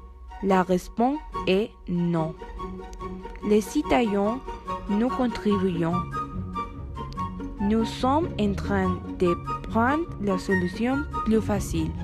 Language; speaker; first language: French; non-native, learner; Spanish